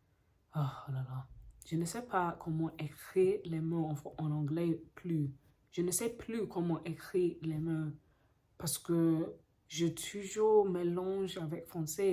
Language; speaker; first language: French; non-native, learner; English